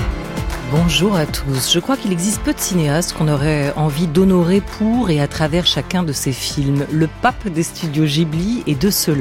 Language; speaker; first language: French; native; French